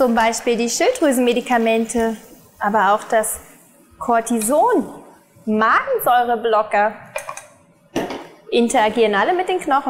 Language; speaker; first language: German; native; German